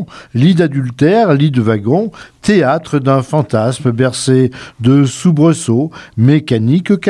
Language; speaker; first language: French; native; French